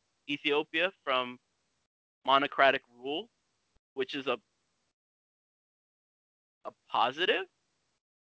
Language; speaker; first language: English; native; English